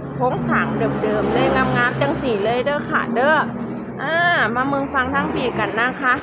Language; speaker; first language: Thai; non-native, local second language; Northeastern Thai